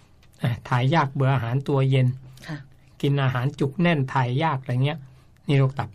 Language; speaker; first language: Thai; native; Thai